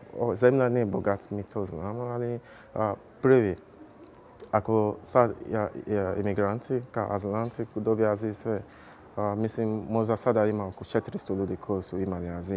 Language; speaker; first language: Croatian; non-native, learner; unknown